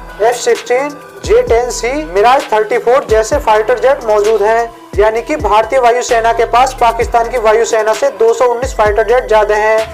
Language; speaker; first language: Hindi; native; Hindi